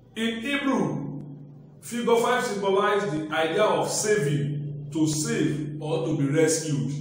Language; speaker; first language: English; non-native, local second language; Yoruba